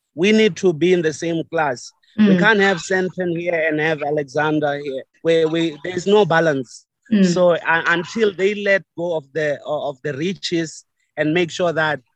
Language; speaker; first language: English; non-native, local second language; Venda